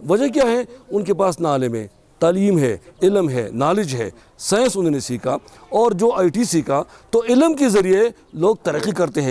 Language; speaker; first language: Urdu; non-native, local second language; Khowar